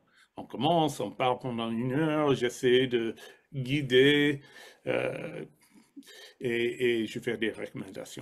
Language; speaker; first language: French; non-native, fluent; English